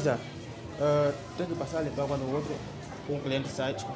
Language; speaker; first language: Portuguese; non-native, fluent; Vietnamese